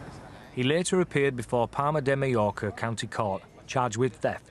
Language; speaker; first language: English; native; English